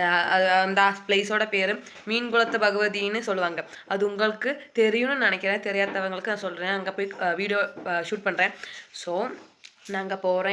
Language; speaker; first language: Tamil; non-native, local second language; Malayalam